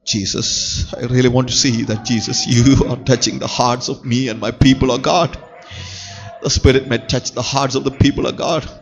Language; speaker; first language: English; non-native, local second language; Malayalam